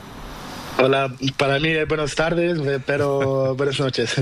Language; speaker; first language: Spanish; non-native, learner; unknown